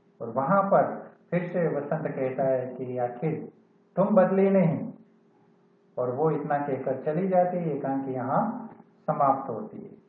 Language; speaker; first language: Hindi; non-native, local second language; Gujarati